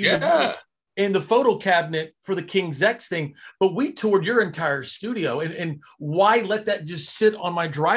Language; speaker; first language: English; native; English